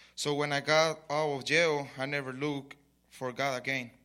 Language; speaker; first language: English; non-native, learner; Spanish